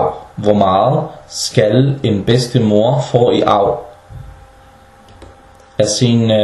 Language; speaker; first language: Danish; early bilingual, other home language; Arabic